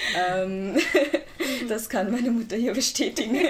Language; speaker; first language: German; native; German